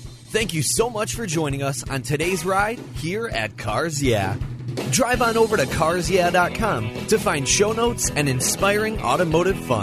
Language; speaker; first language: English; native; English